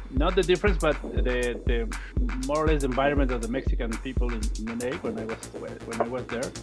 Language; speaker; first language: English; non-native, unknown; Spanish